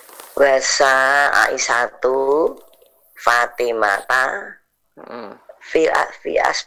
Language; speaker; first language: Arabic; non-native, learner; Indonesian